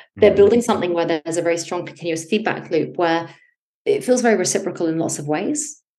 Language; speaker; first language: English; native; English